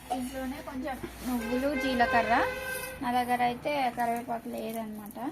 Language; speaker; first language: Telugu; native; Telugu